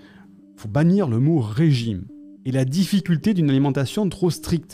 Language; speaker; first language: French; native; French